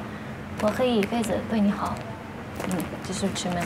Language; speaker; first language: Chinese; non-native, learner; Thai